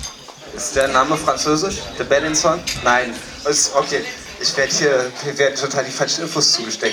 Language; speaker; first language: German; native; German